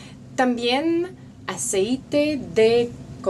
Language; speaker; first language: Spanish; non-native, learner; French